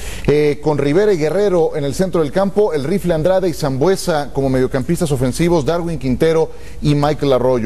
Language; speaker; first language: Spanish; native; Spanish